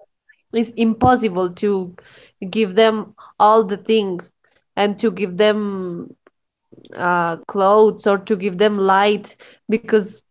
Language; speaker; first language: English; non-native, learner; Spanish